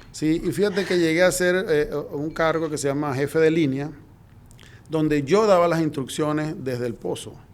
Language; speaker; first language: Spanish; native; Spanish